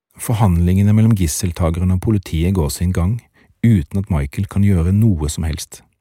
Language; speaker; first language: Norwegian; native; Norwegian